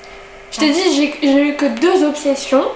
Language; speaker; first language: French; native; French